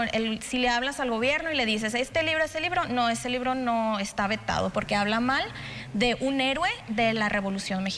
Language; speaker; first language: Spanish; native; Spanish